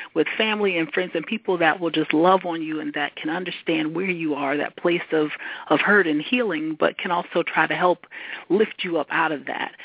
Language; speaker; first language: English; native; English